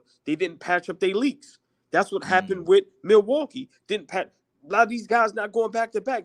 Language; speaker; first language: English; native; English